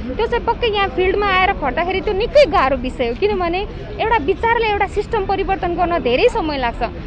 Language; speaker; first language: Nepali; native; Nepali